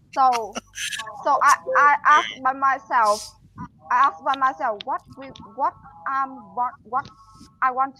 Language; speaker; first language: English; non-native, learner; Vietnamese